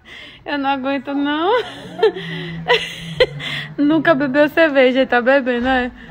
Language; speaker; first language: Portuguese; native; Portuguese